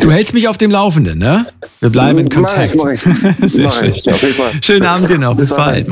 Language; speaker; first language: German; native; German